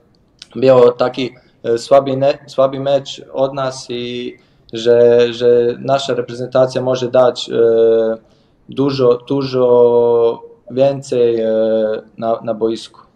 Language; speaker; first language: Polish; non-native, learner; Bosnian